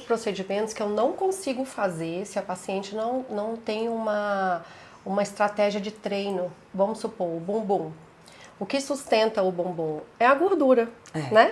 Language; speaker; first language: Portuguese; native; Portuguese